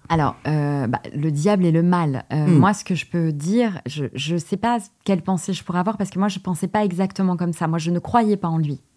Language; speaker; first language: French; early bilingual, other home language; Portuguese